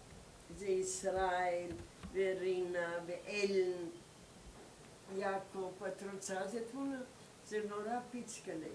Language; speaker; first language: Hebrew; non-native, learner; German